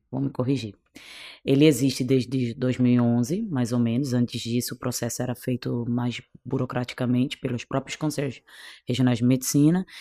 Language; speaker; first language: Portuguese; non-native, local second language; Kabuverdianu